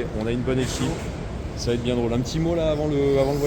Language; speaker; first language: French; native; French